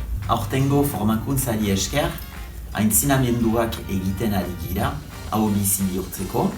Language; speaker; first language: Basque; non-native, learner; French